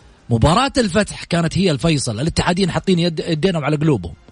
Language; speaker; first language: Arabic; native; Arabic